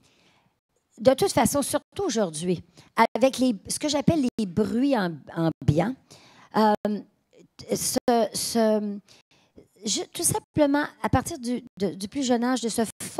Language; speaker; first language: French; native; French